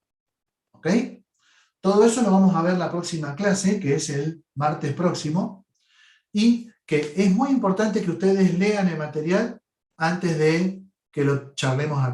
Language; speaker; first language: Spanish; native; Spanish